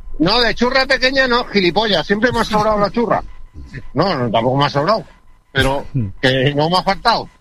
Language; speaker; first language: Spanish; native; Spanish